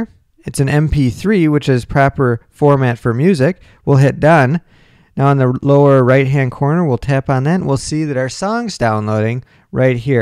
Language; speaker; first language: English; native; English